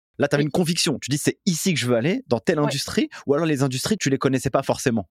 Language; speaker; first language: French; native; French